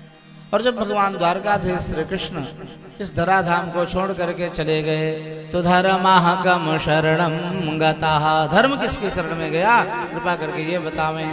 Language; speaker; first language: Hindi; native; Hindi